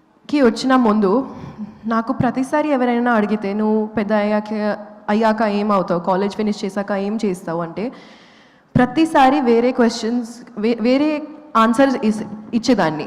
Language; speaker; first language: Telugu; non-native, local second language; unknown